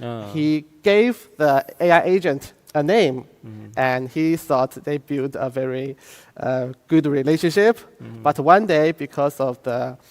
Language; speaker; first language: English; non-native, fluent; Chinese